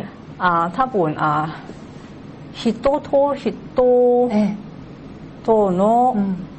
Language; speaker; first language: Japanese; non-native, learner; Cantonese